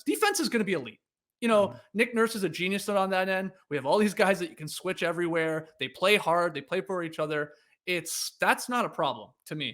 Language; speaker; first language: English; native; English